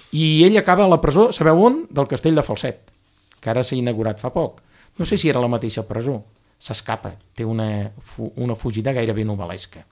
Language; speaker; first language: Catalan; native; Catalan